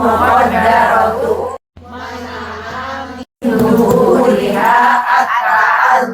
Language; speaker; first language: Arabic; non-native, learner; Indonesian